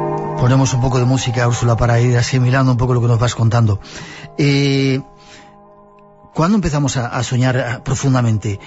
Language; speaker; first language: Spanish; native; Spanish